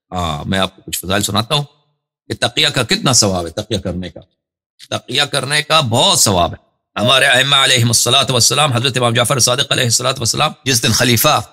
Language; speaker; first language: Urdu; non-native, fluent; Persian